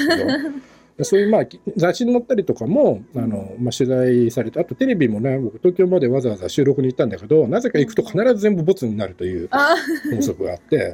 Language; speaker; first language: Japanese; native; Japanese